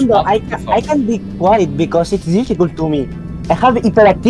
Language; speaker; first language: English; non-native, learner; Spanish